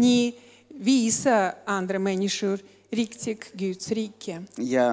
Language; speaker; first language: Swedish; non-native, learner; Russian